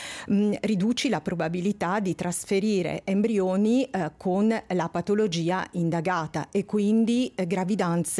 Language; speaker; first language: Italian; native; Italian